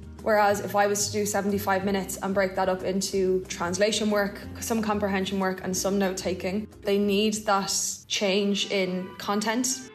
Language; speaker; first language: English; native; English